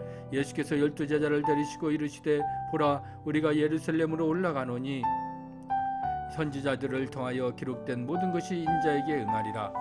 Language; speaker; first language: Korean; native; Korean